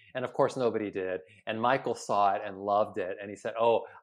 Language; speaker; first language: English; early bilingual, other home language; Spanish